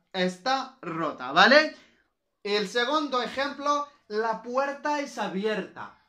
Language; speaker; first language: Spanish; non-native, fluent; Arabic